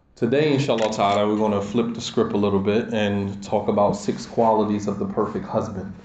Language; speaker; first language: English; native; English